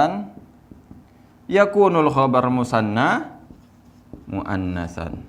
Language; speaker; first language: Arabic; non-native, fluent; Indonesian